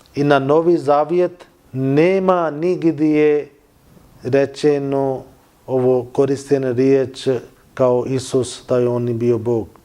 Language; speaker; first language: Bosnian; non-native, learner; Urdu